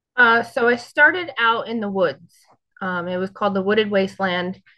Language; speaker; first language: English; native; English